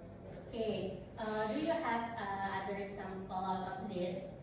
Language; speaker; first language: English; non-native, learner; Indonesian